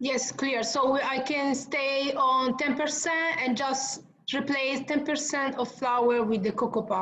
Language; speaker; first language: English; non-native, fluent; Italian